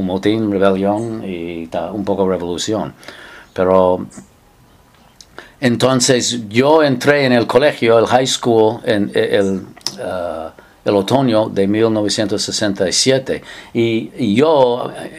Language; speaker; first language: Spanish; non-native, fluent; English